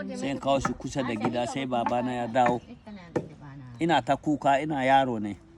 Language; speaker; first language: Hausa; non-native, local second language; Fula